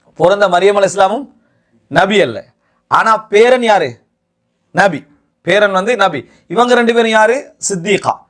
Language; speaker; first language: Tamil; native; Tamil